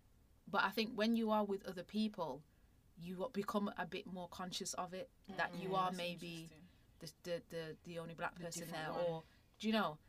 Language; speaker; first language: English; native; English